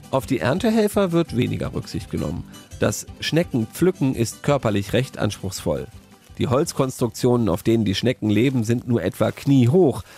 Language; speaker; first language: German; native; German